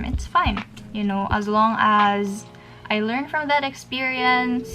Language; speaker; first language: English; non-native, local second language; Filipino